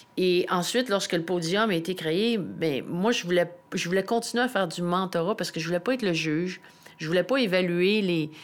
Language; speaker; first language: French; native; French